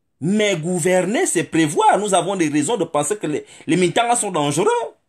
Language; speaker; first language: French; non-native, local second language; Fang